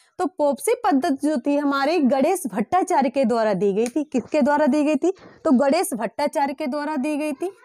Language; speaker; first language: Hindi; native; Hindi